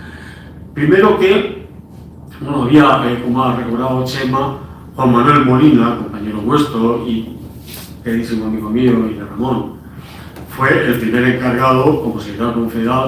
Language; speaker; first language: Spanish; native; Spanish